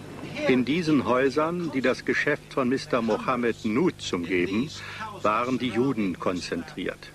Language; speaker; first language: German; native; German